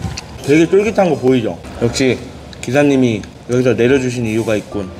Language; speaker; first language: Korean; native; Korean